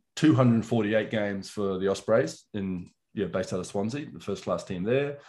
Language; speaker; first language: English; native; English